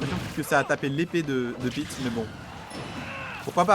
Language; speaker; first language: French; native; French